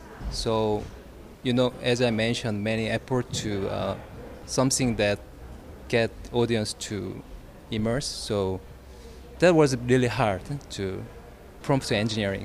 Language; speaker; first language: English; non-native, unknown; Korean